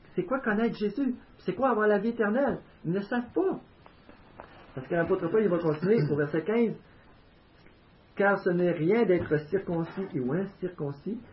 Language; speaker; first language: French; native; French